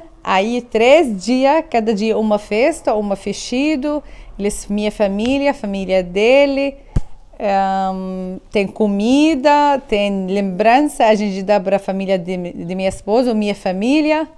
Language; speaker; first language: Portuguese; non-native, learner; Arabic